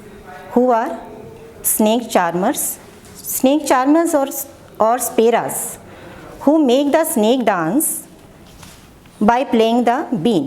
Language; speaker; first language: English; non-native, local second language; Gujarati